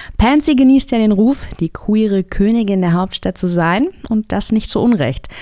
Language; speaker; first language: German; native; German